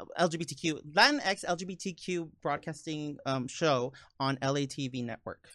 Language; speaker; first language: English; early bilingual, other home language; Spanish